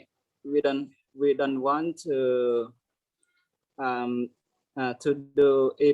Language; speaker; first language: English; non-native, learner; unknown